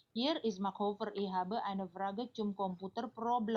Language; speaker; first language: German; non-native, fluent; Indonesian